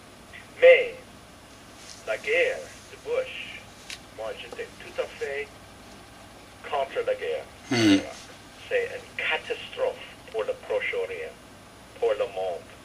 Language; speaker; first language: French; non-native, fluent; English